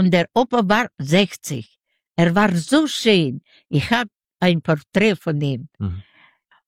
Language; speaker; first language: German; non-native, learner; Yiddish